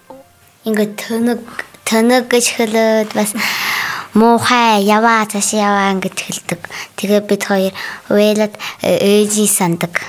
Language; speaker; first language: Mongolian; non-native, learner; Buriat